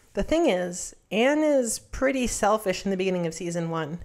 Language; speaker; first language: English; native; English